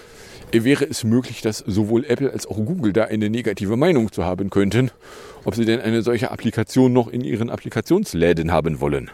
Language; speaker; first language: German; native; German